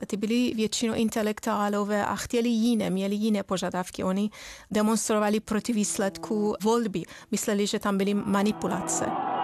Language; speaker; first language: Czech; non-native, fluent; Persian